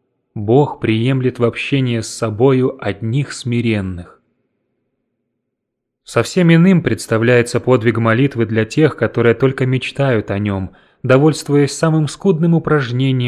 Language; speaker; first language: Russian; native; Russian